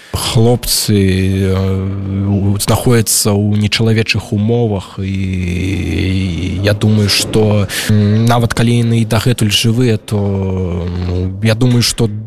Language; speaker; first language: Belarusian; native; Belarusian